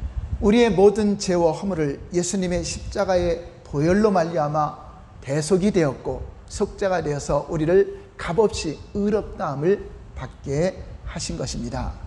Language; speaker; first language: Korean; native; Korean